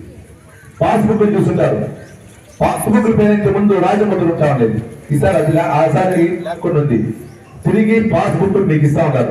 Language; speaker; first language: Telugu; native; Telugu